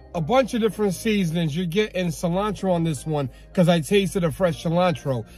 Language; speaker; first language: English; native; English